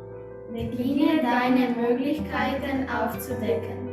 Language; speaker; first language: German; non-native, learner; Russian